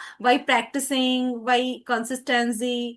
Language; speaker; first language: English; non-native, learner; Hindi